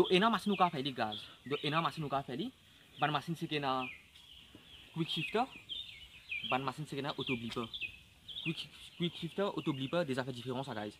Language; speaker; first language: French; non-native, local second language; Morisyen